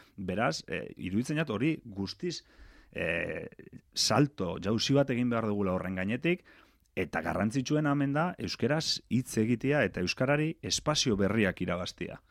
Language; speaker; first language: Basque; native; Basque